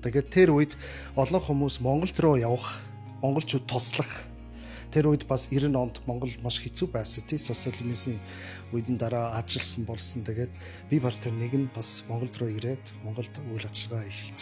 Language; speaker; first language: Mongolian; non-native, learner; German